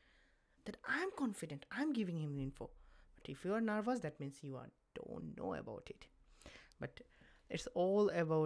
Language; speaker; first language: English; non-native, fluent; Bangla